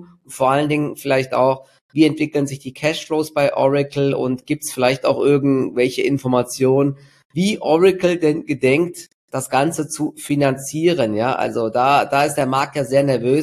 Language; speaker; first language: German; native; German